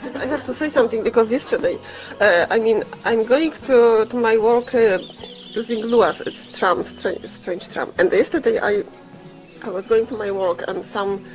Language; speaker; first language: English; non-native, learner; Italian